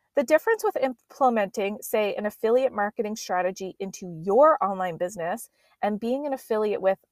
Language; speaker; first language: English; native; English